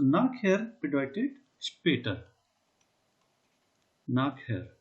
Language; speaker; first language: German; non-native, learner; Hindi